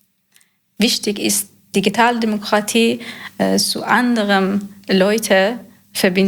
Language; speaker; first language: German; non-native, learner; Persian